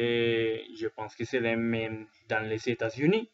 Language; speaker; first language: French; non-native, learner; Spanish